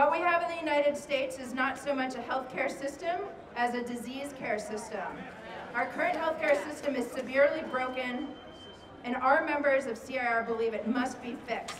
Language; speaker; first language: English; native; English